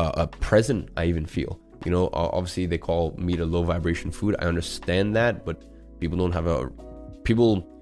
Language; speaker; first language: English; native; English